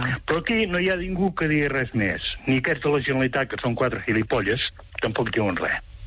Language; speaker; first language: Catalan; native; Catalan